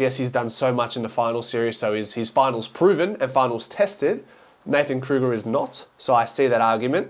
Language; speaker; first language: English; native; English